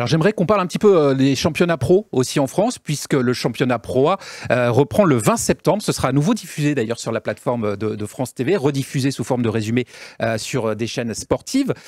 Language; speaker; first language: French; native; French